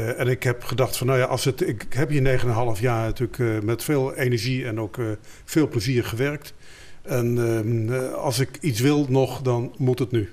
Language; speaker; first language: Dutch; native; Dutch